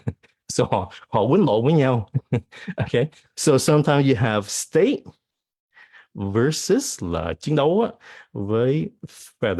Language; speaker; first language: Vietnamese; early bilingual, heritage; Vietnamese